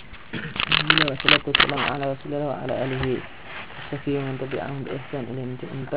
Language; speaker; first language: Arabic; non-native, fluent; Indonesian